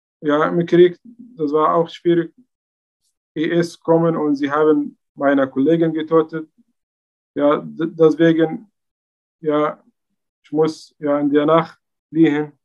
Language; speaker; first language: German; non-native, learner; Arabic